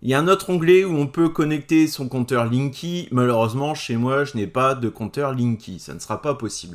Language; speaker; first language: French; native; French